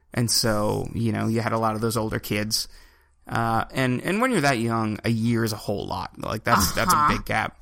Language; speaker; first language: English; native; English